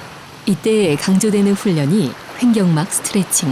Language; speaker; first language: Korean; native; Korean